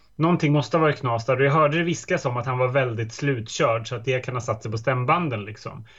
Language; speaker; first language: Swedish; native; Swedish